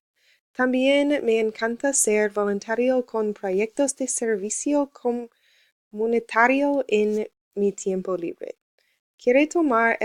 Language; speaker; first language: Spanish; non-native, learner; English